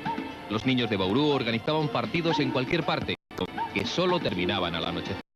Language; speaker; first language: Spanish; native; Spanish